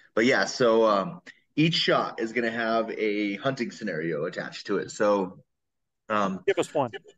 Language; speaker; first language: English; native; English